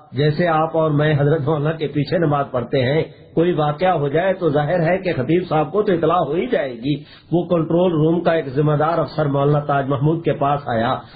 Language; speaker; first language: Urdu; non-native, local second language; Saraiki